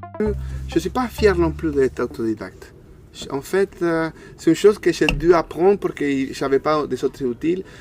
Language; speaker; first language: French; non-native, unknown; Spanish